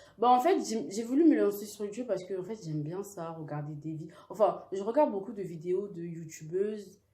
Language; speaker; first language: French; early bilingual, other home language; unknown